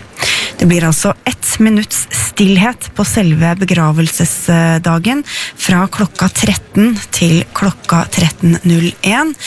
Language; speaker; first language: Norwegian; native; Norwegian